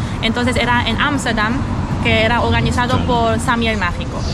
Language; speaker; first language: Spanish; non-native, fluent; German